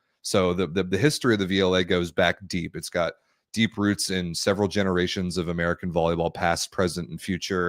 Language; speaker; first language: English; native; English